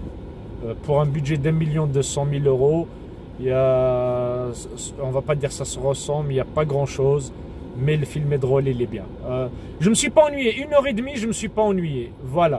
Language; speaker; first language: French; native; French